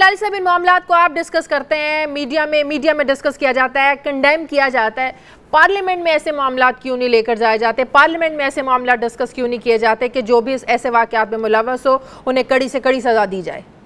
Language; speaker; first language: Urdu; native; Urdu